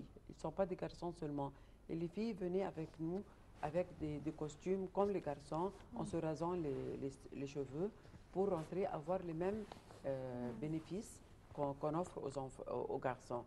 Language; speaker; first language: French; non-native, fluent; Arabic